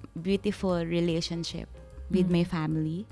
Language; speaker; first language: English; non-native, local second language; Filipino